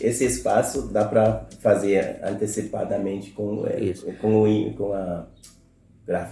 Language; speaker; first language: Portuguese; non-native, fluent; Spanish